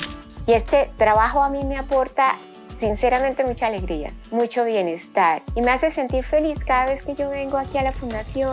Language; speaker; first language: Spanish; native; Spanish